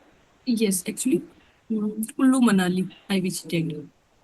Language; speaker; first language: English; non-native, learner; Hindi